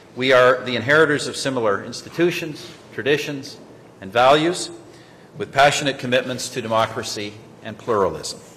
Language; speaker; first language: English; native; English